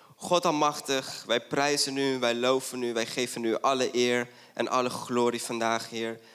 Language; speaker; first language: Dutch; non-native, fluent; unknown